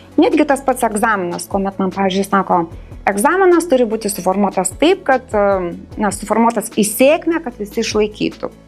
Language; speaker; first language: Lithuanian; native; Lithuanian